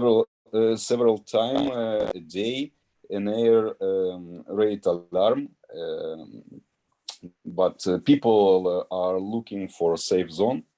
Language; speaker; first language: English; non-native, learner; Ukrainian